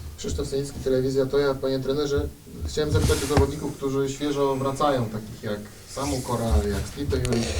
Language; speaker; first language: Polish; native; Polish